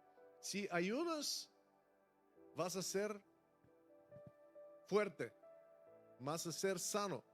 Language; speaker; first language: Spanish; non-native, fluent; Bulgarian